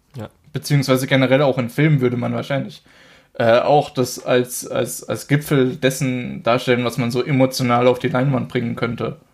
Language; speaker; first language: German; native; German